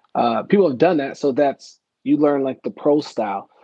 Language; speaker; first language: English; native; English